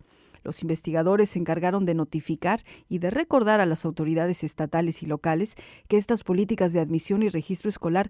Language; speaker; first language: Spanish; native; Spanish